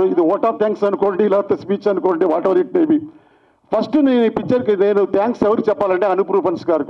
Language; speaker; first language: Telugu; native; Telugu